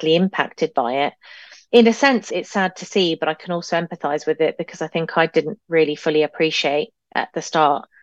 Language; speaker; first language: English; native; English